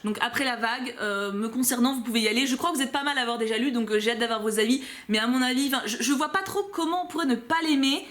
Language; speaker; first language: French; native; French